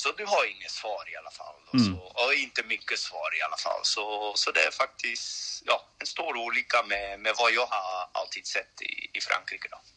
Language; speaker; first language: Swedish; non-native, learner; French